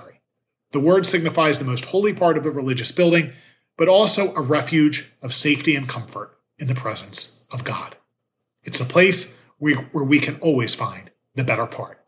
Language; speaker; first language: English; native; English